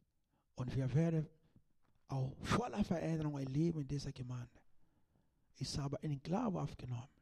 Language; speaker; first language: German; non-native, learner; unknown